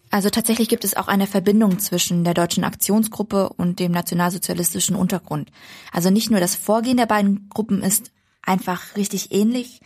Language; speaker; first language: German; early bilingual, other home language; Vietnamese